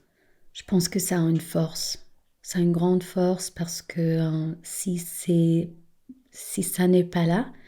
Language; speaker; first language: French; non-native, fluent; German